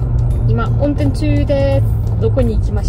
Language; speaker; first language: Japanese; non-native, learner; German